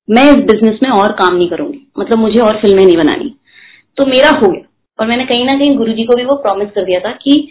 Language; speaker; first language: Hindi; native; Hindi